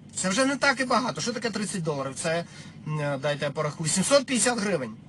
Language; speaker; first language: Ukrainian; non-native, local second language; Russian